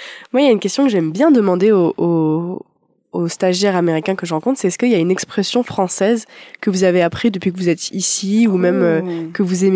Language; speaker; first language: French; native; French